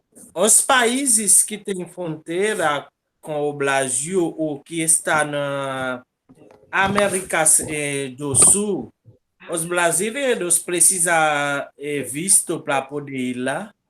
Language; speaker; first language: Portuguese; non-native, local second language; Haitian Creole